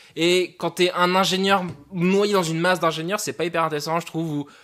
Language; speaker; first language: French; native; French